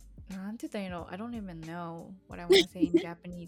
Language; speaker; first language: English; non-native, fluent; Japanese